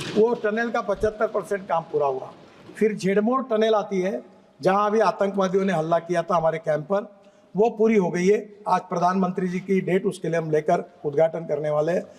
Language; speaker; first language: Hindi; non-native, local second language; Marathi